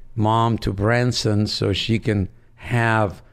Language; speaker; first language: English; non-native, fluent; Russian